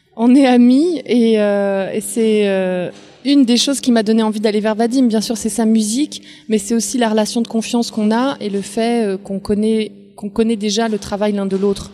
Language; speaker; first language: French; native; French